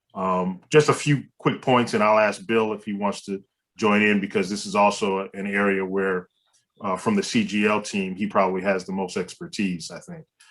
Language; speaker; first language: English; native; English